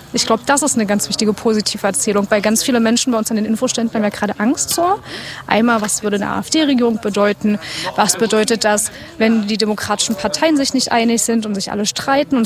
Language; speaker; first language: German; native; German